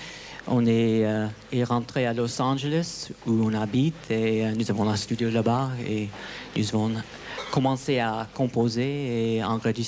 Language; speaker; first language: French; non-native, learner; English